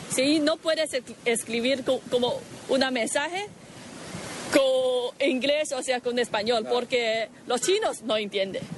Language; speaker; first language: Spanish; non-native, learner; Chinese